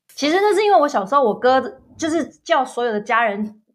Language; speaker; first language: Chinese; early bilingual, other home language; English